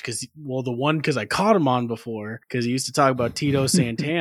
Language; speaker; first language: English; native; English